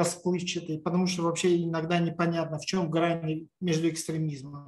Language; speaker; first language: Russian; non-native, local second language; Tajik